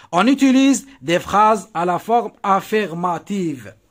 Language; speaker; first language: French; non-native, local second language; Arabic